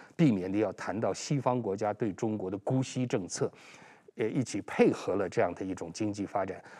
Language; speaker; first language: Chinese; non-native, local second language; Uyghur